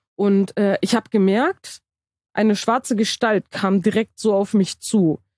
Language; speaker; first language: German; early bilingual, other home language; Turkish